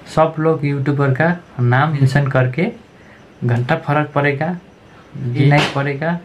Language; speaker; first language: Hindi; non-native, local second language; Nepali